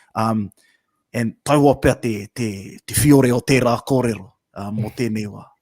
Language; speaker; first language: Māori; non-native, local second language; English